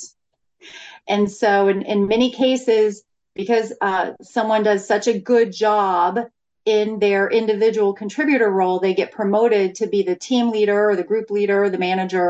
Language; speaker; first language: English; native; English